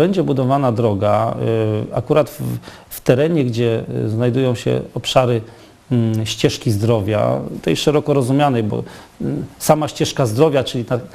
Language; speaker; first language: Polish; native; Polish